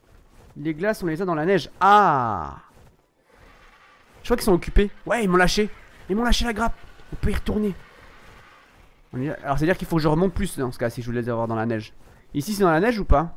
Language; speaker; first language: French; native; French